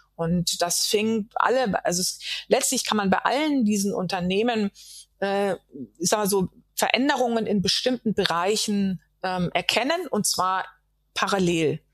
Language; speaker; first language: German; native; German